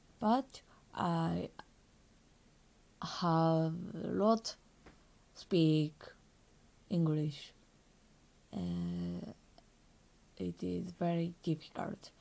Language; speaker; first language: English; non-native, learner; Japanese